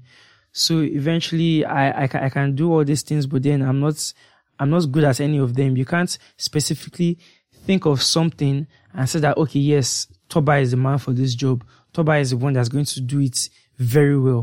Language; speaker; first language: English; non-native, local second language; Yoruba